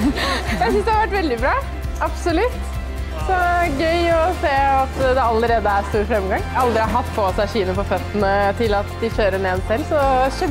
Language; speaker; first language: Norwegian; native; Norwegian